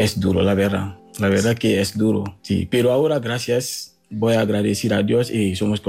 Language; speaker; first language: Spanish; non-native, fluent; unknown